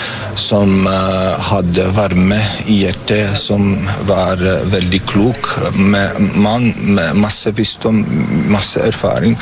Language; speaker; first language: Norwegian; non-native, fluent; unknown